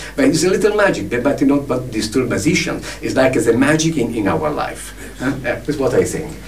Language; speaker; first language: English; non-native, fluent; Italian